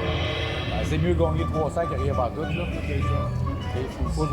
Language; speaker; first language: French; native; French